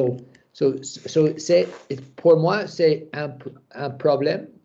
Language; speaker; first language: French; non-native, learner; English